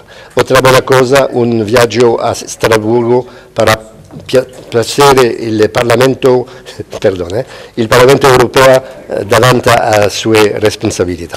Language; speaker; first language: Italian; non-native, fluent; Spanish